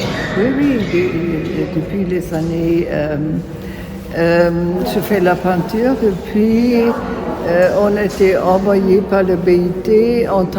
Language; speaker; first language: French; non-native, fluent; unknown